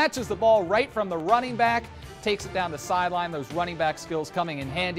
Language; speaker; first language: English; native; English